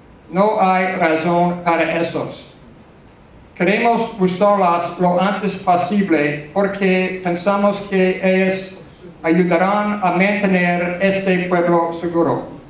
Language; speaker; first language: Spanish; non-native, learner; English